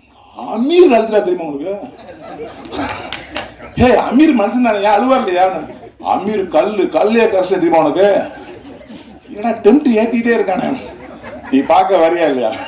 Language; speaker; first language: Tamil; native; Tamil